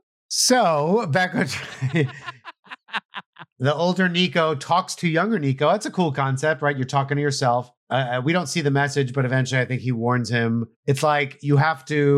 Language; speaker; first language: English; native; English